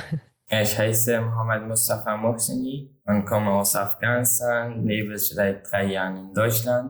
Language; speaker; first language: German; non-native, learner; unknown